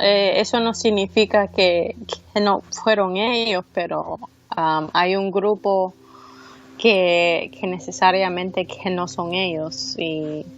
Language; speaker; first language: Spanish; early bilingual, heritage; Spanish